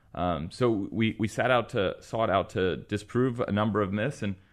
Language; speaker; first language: English; native; English